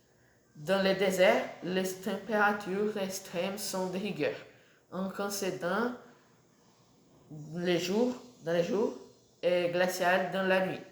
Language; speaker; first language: French; non-native, learner; Portuguese